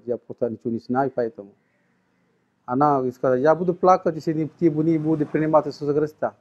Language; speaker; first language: Russian; non-native, learner; Sinhala